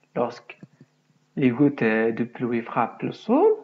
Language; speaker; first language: French; non-native, local second language; Arabic